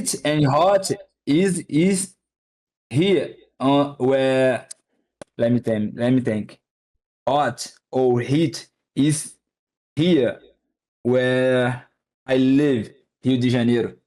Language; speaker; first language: English; non-native, learner; Portuguese